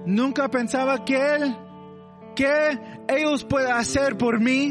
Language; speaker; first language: Spanish; non-native, learner; English